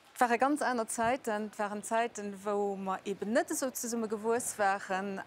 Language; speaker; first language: Luxembourgish; early bilingual, other home language; Portuguese